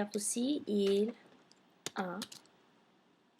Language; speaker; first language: French; non-native, fluent; English